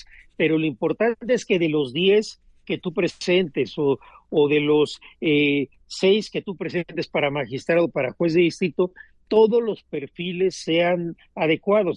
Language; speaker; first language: Spanish; native; Spanish